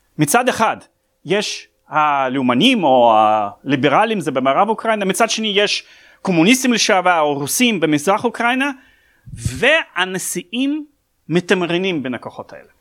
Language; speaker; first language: Hebrew; non-native, fluent; Russian